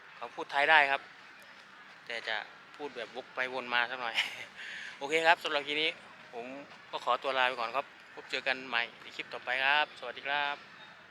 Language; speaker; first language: Thai; native; Thai